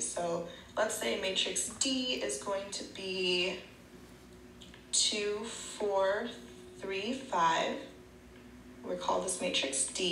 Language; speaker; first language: English; native; English